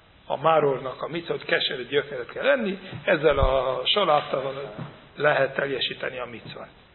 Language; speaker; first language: Hungarian; non-native, fluent; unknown